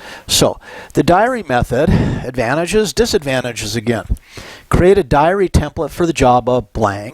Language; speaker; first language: English; native; English